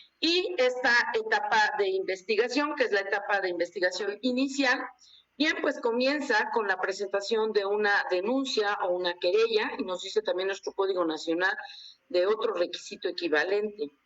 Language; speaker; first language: Spanish; native; Spanish